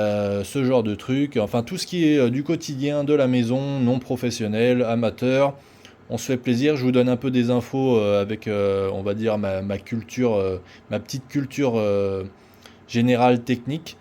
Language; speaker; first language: French; native; French